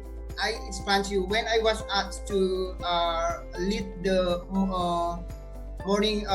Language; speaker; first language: English; non-native, fluent; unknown